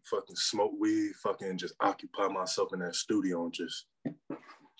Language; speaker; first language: English; native; English